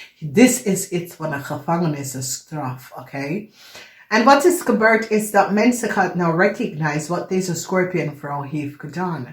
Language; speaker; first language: Dutch; non-native, fluent; English